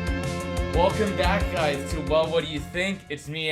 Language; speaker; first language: English; native; English